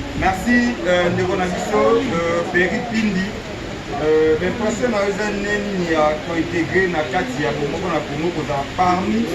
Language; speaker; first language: Lingala; native; Lingala